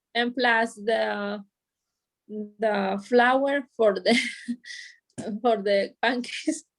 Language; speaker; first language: English; non-native, learner; Spanish